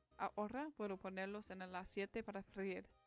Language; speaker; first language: Spanish; non-native, learner; English